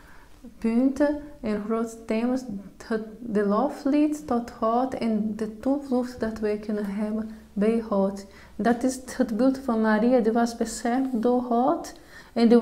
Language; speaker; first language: Dutch; non-native, fluent; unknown